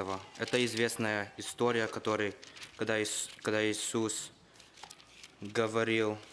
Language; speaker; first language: Russian; early bilingual, heritage; Russian